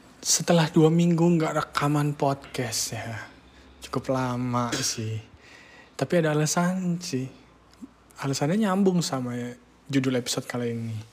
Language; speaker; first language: Indonesian; native; Indonesian